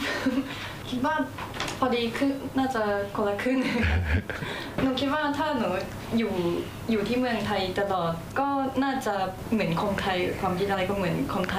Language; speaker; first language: Thai; early bilingual, heritage; Thai